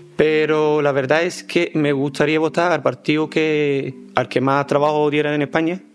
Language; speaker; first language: Spanish; early bilingual, other home language; Albanian